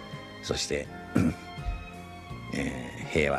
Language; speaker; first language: Japanese; native; Japanese